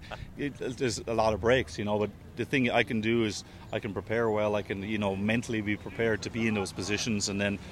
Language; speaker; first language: English; native; English